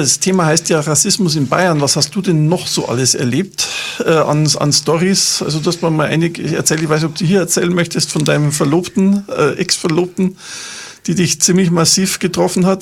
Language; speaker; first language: German; native; German